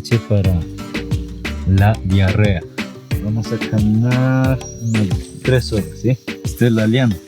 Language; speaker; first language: Spanish; non-native, local second language; Quechua